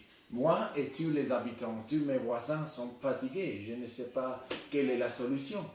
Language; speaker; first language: French; non-native, learner; Spanish